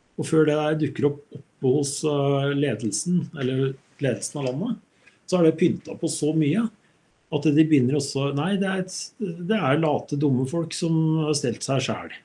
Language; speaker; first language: Norwegian; native; Norwegian